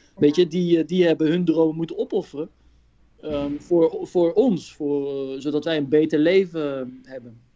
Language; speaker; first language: Dutch; early bilingual, other home language; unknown